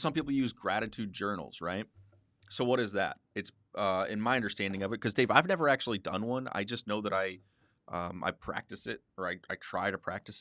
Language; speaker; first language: English; native; English